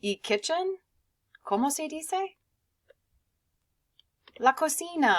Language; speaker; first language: Spanish; non-native, fluent; English